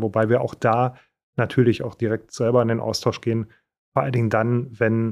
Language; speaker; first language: German; native; German